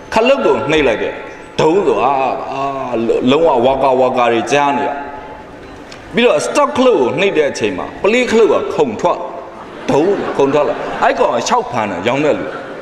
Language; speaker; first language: Burmese; native; Burmese